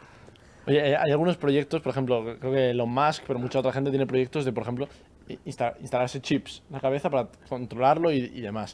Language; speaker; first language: Spanish; native; Spanish